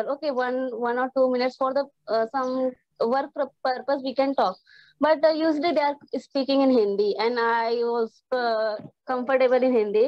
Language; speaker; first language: English; non-native, learner; Hindi